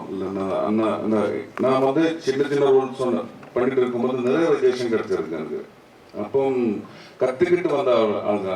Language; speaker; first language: Tamil; non-native, local second language; Malayalam